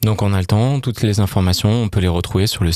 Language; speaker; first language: French; native; French